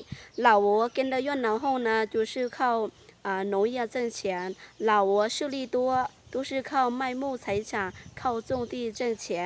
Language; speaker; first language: Chinese; non-native, fluent; Lao